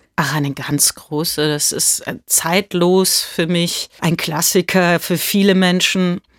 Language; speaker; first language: German; early bilingual, heritage; German